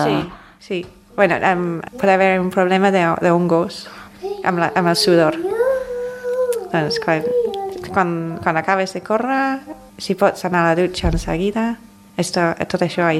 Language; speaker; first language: Catalan; non-native, fluent; English